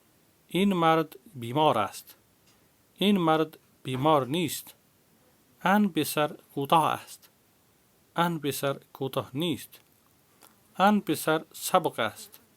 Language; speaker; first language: Persian; non-native, fluent; Urdu